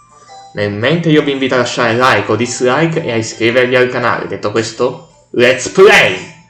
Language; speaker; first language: Italian; native; Italian